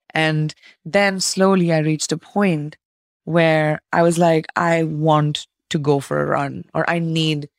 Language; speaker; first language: English; non-native, local second language; Hindi